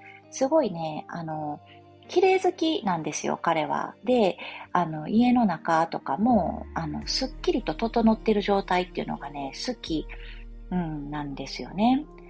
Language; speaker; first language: Japanese; native; Japanese